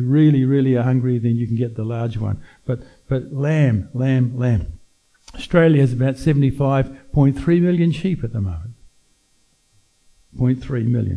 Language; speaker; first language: English; native; English